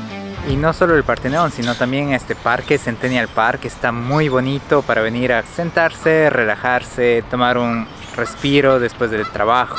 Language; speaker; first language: Spanish; native; Spanish